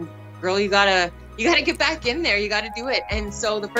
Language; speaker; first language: English; native; English